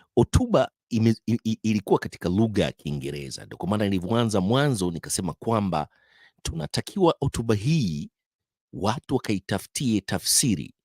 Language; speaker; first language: Swahili; native; Swahili